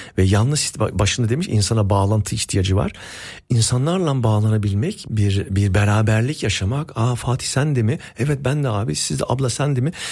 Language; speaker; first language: Turkish; early bilingual, heritage; Turkish